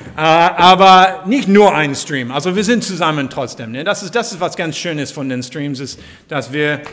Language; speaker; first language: German; non-native, fluent; English